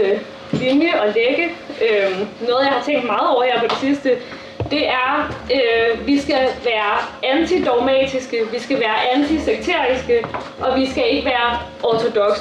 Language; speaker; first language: Danish; native; Danish